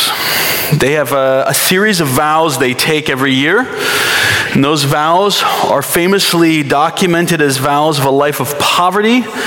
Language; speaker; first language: English; native; English